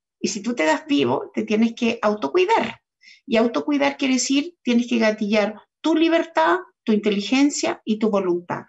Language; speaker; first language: Spanish; native; Spanish